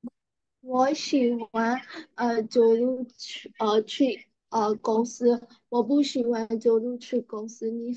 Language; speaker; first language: Chinese; non-native, learner; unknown